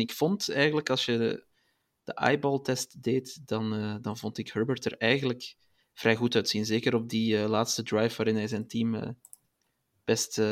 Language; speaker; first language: Dutch; native; Dutch